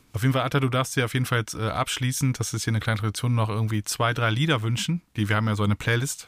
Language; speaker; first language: German; native; German